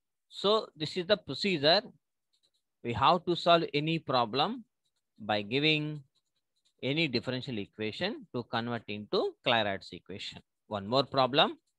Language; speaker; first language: English; non-native, local second language; Telugu